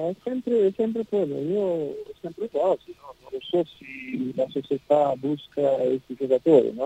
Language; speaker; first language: Italian; non-native, learner; Portuguese